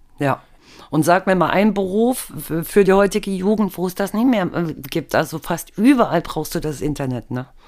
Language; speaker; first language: German; native; German